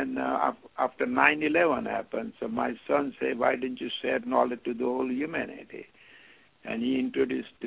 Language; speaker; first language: English; non-native, local second language; Gujarati